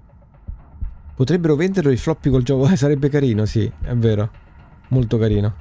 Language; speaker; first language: Italian; native; Italian